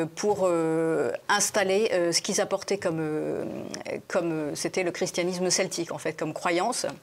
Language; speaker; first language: French; native; French